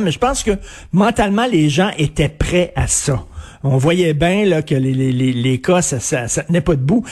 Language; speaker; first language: French; native; French